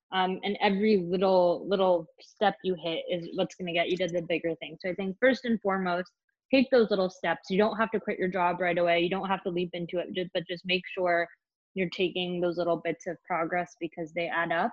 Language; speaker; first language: English; native; English